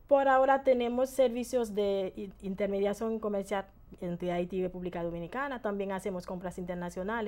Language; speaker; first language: Spanish; non-native, fluent; Haitian Creole